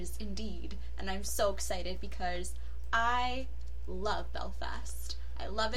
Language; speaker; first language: English; native; English